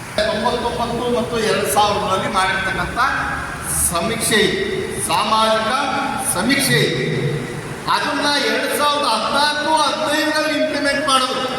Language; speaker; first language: Kannada; non-native, local second language; Marathi